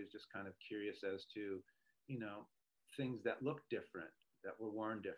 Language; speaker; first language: English; native; English